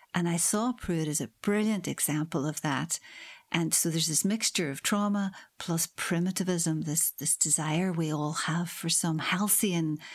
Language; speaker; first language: English; native; English